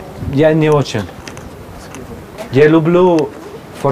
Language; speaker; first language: Russian; non-native, fluent; Hungarian